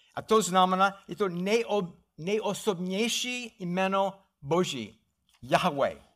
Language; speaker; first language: Czech; non-native, fluent; English